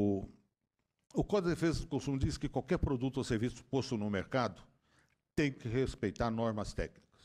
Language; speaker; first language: Portuguese; native; Portuguese